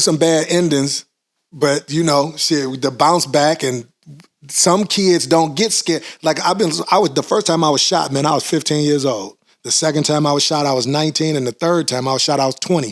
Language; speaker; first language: English; native; English